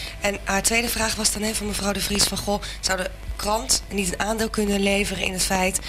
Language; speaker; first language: Dutch; native; Dutch